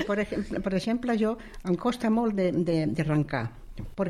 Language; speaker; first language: Catalan; native; Catalan